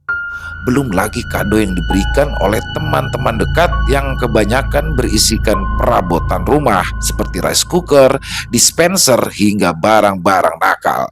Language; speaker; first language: Indonesian; native; Indonesian